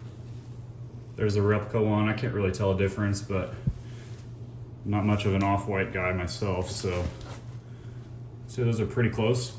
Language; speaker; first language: English; native; English